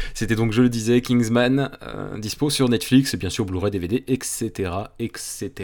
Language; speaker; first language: French; native; French